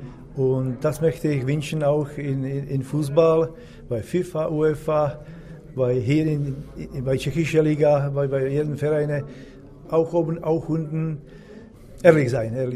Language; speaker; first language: German; non-native, learner; Czech